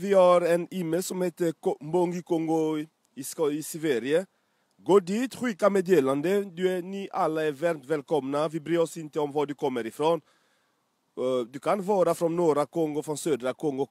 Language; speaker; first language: Swedish; non-native, fluent; French